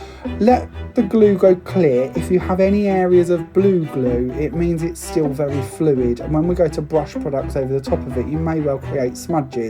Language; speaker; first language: English; native; English